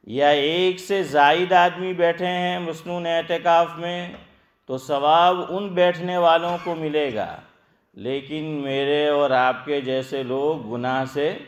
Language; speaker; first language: Hindi; non-native, local second language; Gujarati